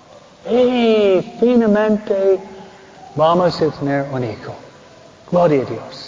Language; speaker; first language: Spanish; non-native, fluent; English